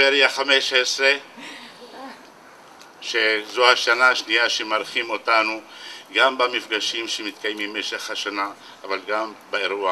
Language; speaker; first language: Hebrew; non-native, local second language; Arabic